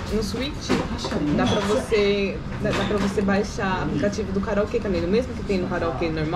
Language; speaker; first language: Portuguese; native; Portuguese